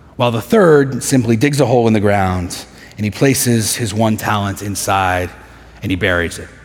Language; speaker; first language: English; native; English